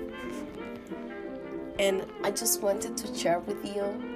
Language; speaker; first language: English; non-native, learner; Spanish